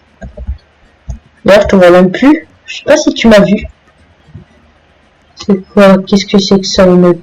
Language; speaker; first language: French; native; French